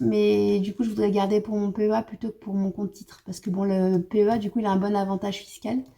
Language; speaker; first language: French; native; French